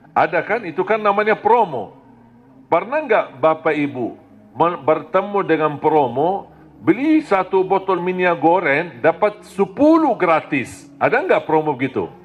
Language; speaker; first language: Malay; non-native, fluent; Arabic